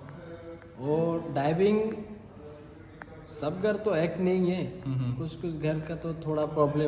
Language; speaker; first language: Hindi; non-native, learner; Bangla